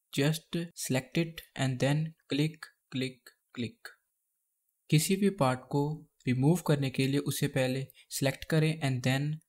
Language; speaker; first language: Hindi; native; Hindi